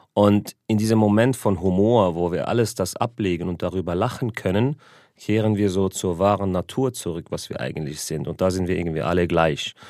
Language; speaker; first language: German; early bilingual, other home language; Arabic